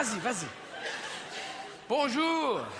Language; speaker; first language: French; non-native, learner; English